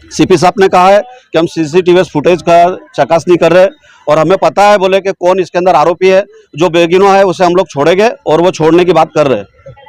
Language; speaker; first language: Hindi; non-native, local second language; Gujarati